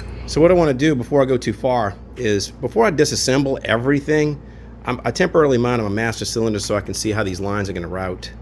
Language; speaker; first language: English; native; English